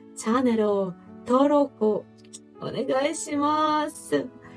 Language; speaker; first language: Japanese; non-native, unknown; Ukrainian